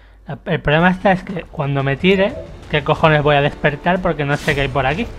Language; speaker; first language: Spanish; native; Spanish